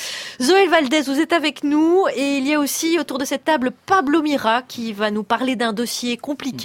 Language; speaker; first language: French; native; French